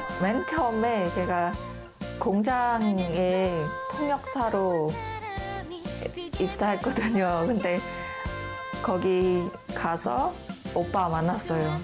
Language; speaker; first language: Korean; non-native, fluent; Khmer